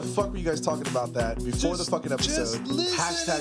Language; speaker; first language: English; native; English